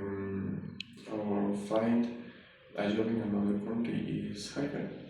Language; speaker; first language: English; non-native, learner; Spanish